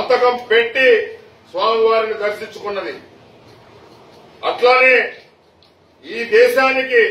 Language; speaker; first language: Telugu; native; Telugu